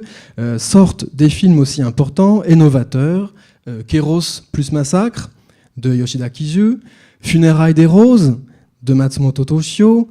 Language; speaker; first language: French; native; French